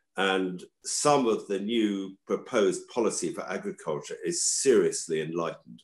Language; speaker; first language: English; native; English